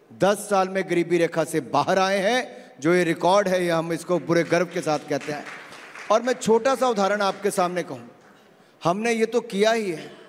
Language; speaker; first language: Hindi; native; Hindi